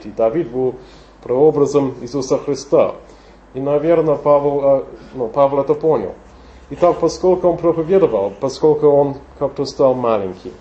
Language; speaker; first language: Russian; non-native, fluent; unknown